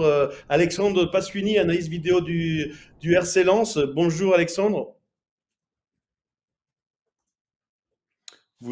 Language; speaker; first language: French; native; French